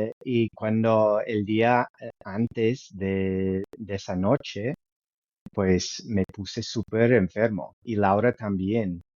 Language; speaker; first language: Spanish; non-native, fluent; English